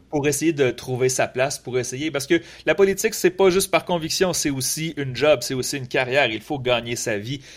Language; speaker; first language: French; native; French